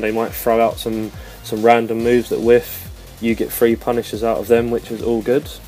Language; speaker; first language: English; native; English